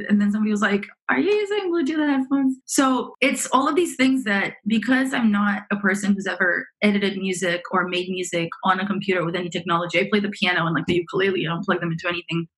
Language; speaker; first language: English; early bilingual, other home language; Romanian